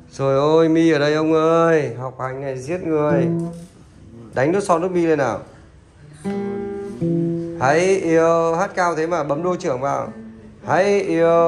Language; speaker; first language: Vietnamese; native; Vietnamese